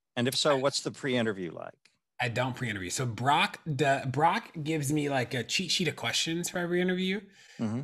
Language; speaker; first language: English; native; English